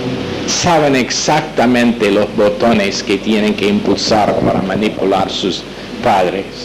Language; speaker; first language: Spanish; non-native, fluent; English